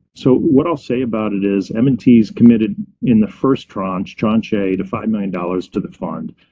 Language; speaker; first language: English; native; English